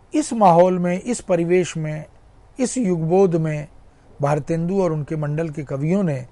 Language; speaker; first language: Hindi; native; Hindi